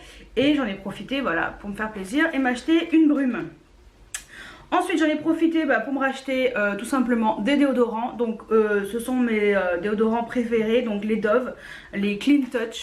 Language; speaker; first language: French; native; French